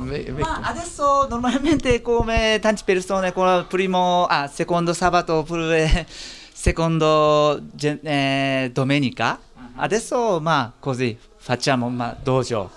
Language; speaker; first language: Italian; non-native, learner; Japanese